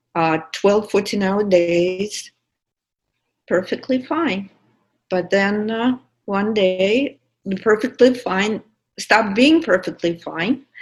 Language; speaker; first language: English; non-native, fluent; Russian